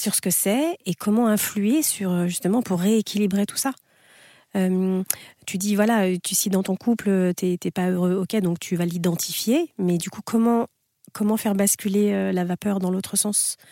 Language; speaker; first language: French; native; French